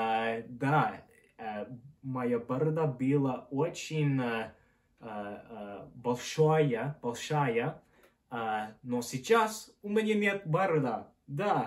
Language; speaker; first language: Russian; non-native, learner; English